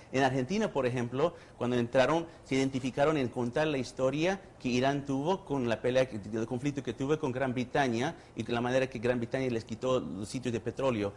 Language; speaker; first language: Spanish; early bilingual, heritage; Spanish